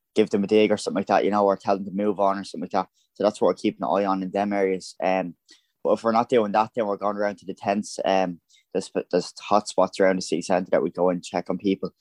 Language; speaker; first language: English; native; English